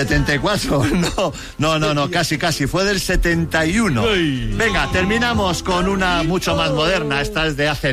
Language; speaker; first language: Spanish; native; Spanish